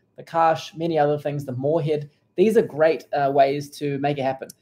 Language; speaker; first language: English; native; English